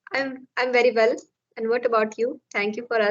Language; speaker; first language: English; non-native, learner; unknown